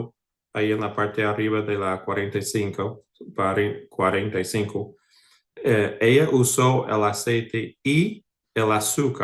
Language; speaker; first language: Spanish; non-native, fluent; English